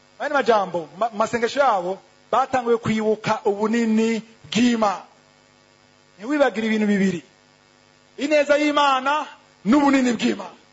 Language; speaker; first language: Rundi; native; Rundi